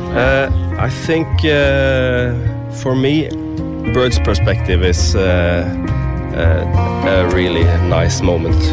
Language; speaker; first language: English; non-native, fluent; Norwegian